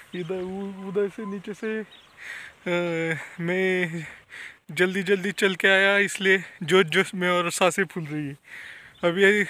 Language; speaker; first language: Hindi; non-native, local second language; Marathi